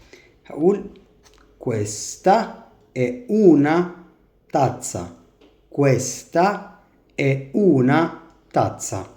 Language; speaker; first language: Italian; non-native, fluent; Arabic